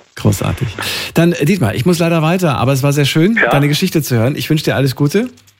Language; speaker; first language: German; native; German